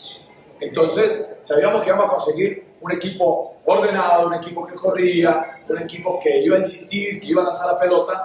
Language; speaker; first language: Spanish; native; Spanish